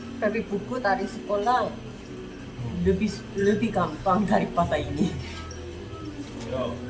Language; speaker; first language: Indonesian; non-native, learner; Korean